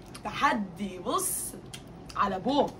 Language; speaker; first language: Arabic; native; Arabic